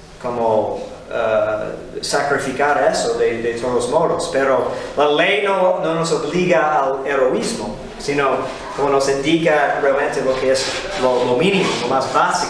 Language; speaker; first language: Spanish; non-native, fluent; English